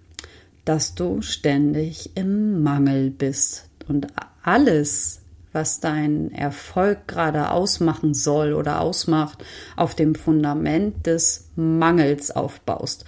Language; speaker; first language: German; native; German